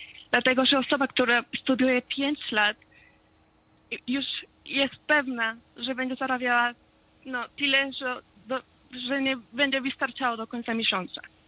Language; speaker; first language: Polish; non-native, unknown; Spanish